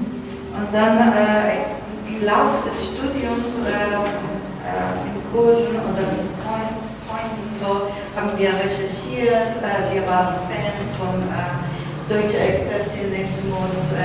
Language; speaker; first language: German; non-native, learner; Persian